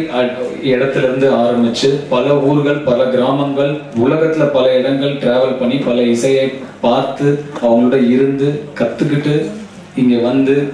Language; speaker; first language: Tamil; native; Tamil